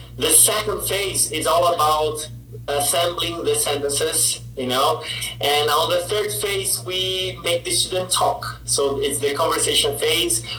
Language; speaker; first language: English; non-native, fluent; Portuguese